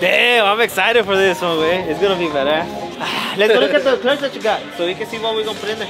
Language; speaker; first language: English; early bilingual, other home language; Spanish